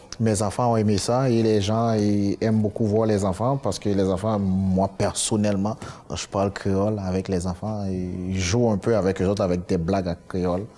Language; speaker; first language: French; non-native, local second language; Haitian Creole